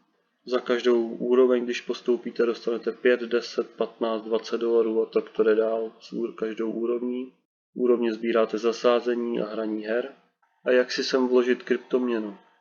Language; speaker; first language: Czech; native; Czech